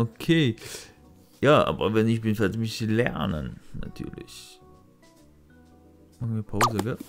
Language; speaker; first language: German; non-native, learner; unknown